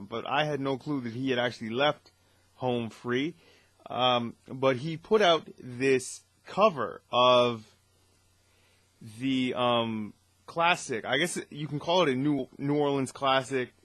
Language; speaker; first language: English; native; English